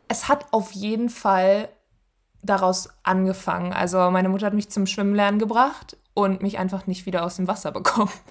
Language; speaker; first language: German; native; German